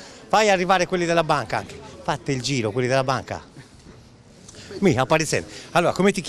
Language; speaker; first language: Italian; native; Italian